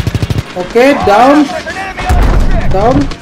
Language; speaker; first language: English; non-native, learner; Indonesian